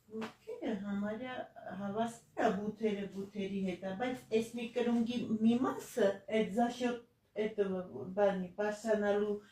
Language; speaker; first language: Armenian; native; Armenian